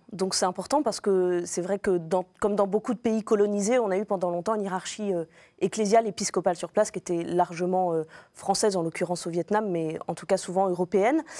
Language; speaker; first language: French; native; French